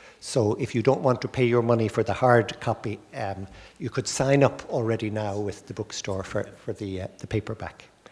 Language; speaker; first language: English; native; English